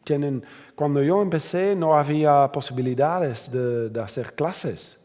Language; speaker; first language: Spanish; non-native, fluent; Dutch